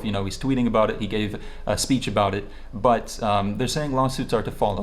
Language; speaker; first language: English; native; English